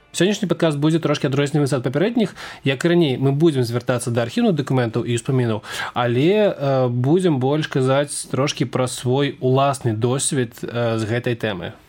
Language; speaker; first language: Belarusian; native; Belarusian